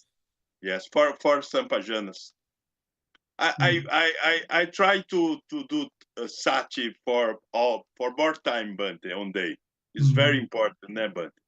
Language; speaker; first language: English; non-native, learner; Portuguese